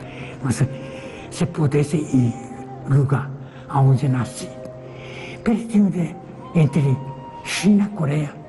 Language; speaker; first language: Portuguese; non-native, fluent; Korean